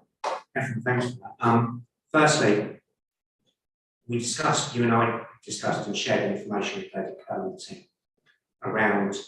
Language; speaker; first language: English; native; English